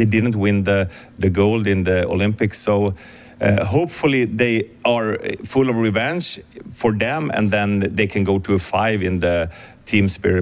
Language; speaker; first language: English; non-native, fluent; Swedish